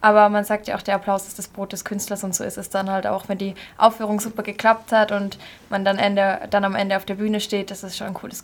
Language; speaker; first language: German; native; German